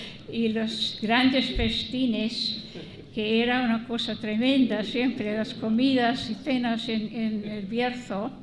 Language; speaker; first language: Spanish; non-native, fluent; English